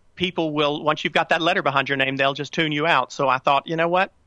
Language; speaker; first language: English; native; English